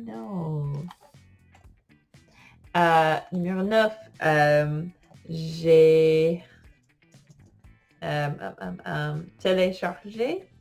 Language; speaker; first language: French; non-native, fluent; English